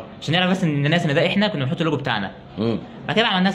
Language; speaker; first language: Arabic; native; Arabic